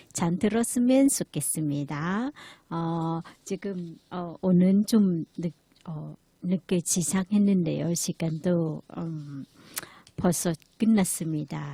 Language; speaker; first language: Korean; non-native, learner; Thai